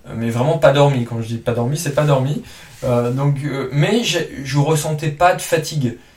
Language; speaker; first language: French; native; French